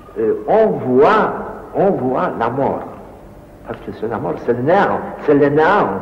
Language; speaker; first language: French; non-native, fluent; Polish